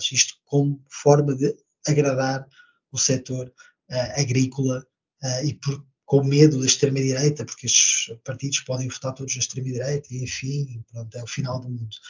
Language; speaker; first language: Portuguese; native; Portuguese